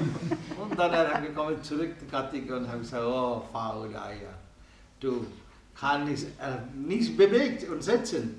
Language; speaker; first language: German; non-native, learner; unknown